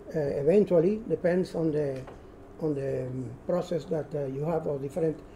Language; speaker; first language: English; non-native, learner; Spanish